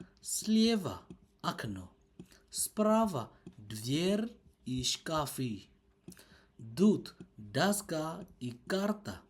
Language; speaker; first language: Russian; non-native, learner; Burmese